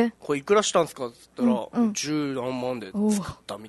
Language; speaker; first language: Japanese; native; Japanese